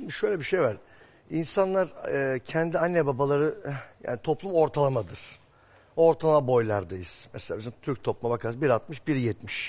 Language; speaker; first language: Turkish; native; Turkish